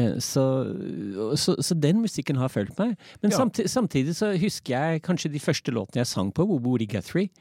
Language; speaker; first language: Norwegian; early bilingual, other home language; English